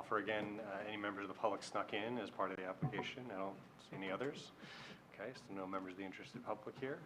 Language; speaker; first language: English; native; English